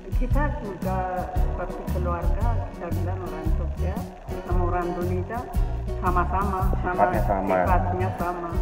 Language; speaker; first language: Indonesian; non-native, learner; Amharic